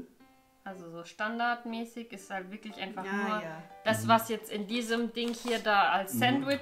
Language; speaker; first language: German; native; German